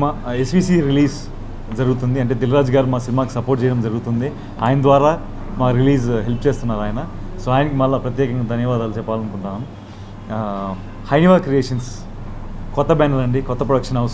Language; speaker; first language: Telugu; native; Telugu